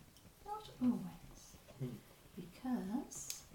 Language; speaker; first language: English; native; English